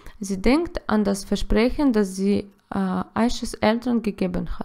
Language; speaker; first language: German; non-native, learner; Russian